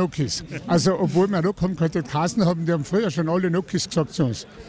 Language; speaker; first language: German; native; German